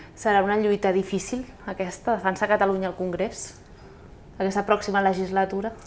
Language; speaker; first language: Catalan; native; Catalan